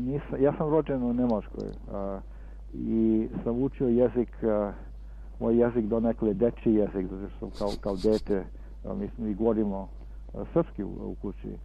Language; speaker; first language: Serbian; early bilingual, heritage; Serbian